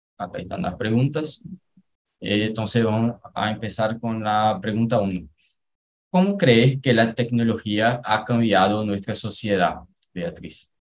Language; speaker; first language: Spanish; non-native, fluent; Portuguese